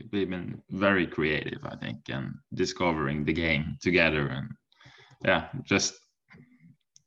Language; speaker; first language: English; non-native, fluent; Norwegian